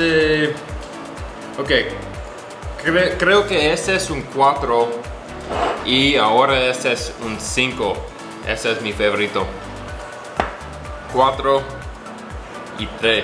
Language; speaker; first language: Spanish; non-native, learner; English